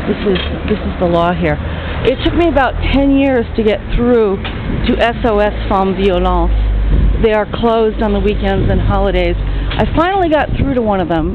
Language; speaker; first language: English; native; English